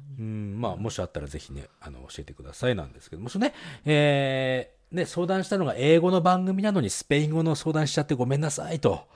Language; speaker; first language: Japanese; native; Japanese